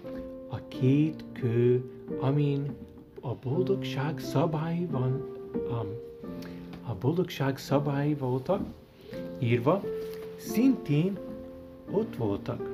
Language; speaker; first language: Hungarian; early bilingual, heritage; Hungarian